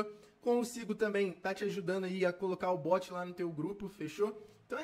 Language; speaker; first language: Portuguese; native; Portuguese